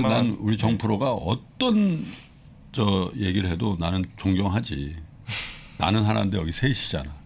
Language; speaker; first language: Korean; native; Korean